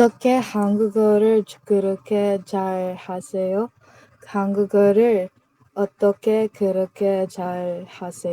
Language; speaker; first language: Korean; non-native, learner; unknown